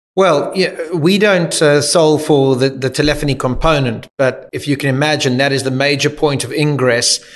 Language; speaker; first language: English; native; English